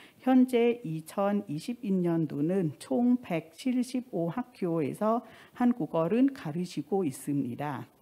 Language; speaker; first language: Korean; non-native, fluent; Thai